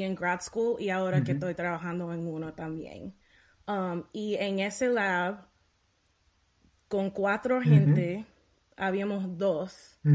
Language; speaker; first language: Spanish; early bilingual, heritage; Spanish